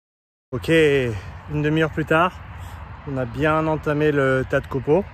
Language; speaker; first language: French; native; French